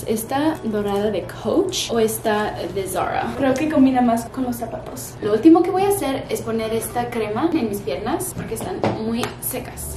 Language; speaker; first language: Spanish; early bilingual, heritage; Spanish